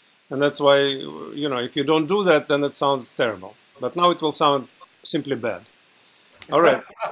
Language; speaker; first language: English; non-native, fluent; Russian